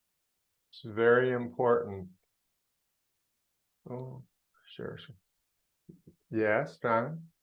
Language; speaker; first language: English; non-native, fluent; Vietnamese